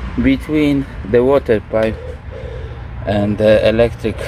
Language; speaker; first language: English; non-native, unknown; Polish